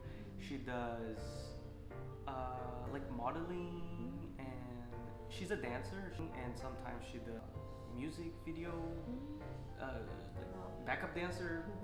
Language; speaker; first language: English; non-native, fluent; Portuguese